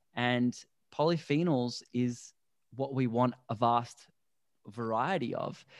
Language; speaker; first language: English; native; English